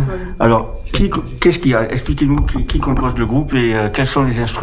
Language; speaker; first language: French; native; French